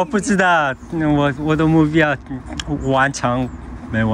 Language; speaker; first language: Chinese; non-native, learner; Korean